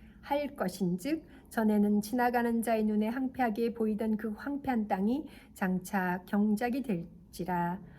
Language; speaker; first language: Korean; native; Korean